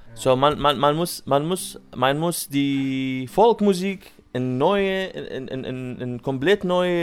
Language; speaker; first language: German; non-native, learner; Arabic